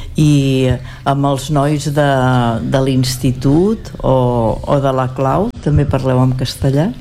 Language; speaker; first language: Catalan; native; Catalan